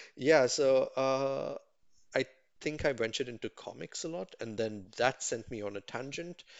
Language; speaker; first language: English; non-native, local second language; Tamil